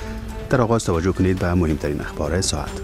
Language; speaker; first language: Persian; native; Persian